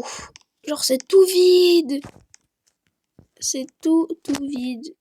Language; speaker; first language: French; native; French